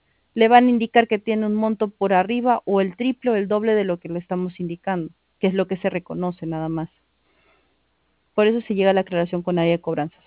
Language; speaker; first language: Spanish; native; Spanish